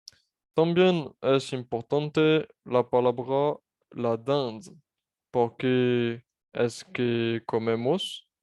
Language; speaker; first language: Spanish; non-native, fluent; French